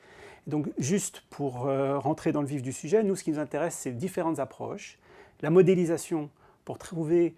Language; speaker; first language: French; native; French